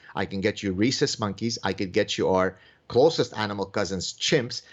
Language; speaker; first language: English; early bilingual, other home language; Arabic